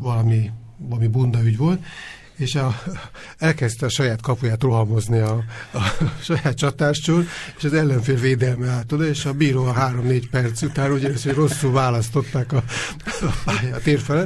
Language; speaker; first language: Hungarian; native; Hungarian